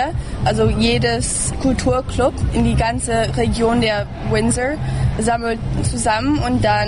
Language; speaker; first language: German; early bilingual, heritage; English